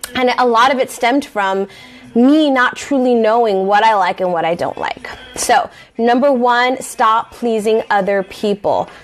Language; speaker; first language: English; native; English